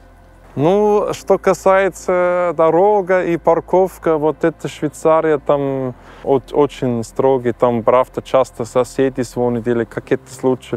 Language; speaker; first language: Russian; non-native, learner; German